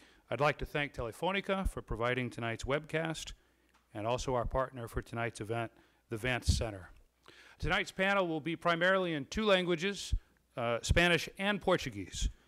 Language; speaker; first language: English; native; English